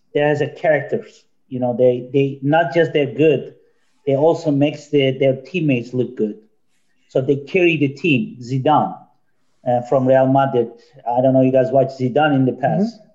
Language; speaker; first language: English; non-native, fluent; Turkish